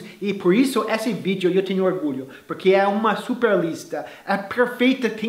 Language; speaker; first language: Portuguese; non-native, fluent; English